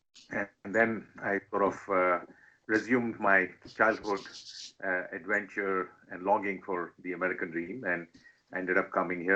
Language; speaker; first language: English; non-native, local second language; Telugu